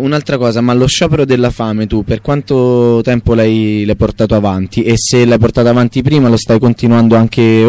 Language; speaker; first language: Italian; native; Italian